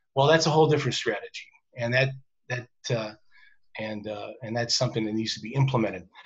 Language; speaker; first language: English; native; English